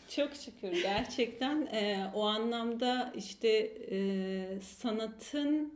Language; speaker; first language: Turkish; early bilingual, heritage; Turkish